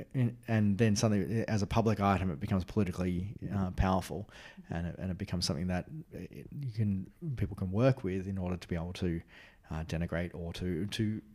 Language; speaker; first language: English; native; English